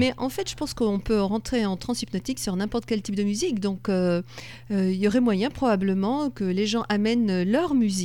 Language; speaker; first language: French; native; French